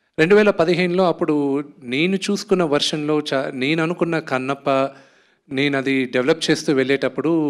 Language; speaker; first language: Telugu; native; Telugu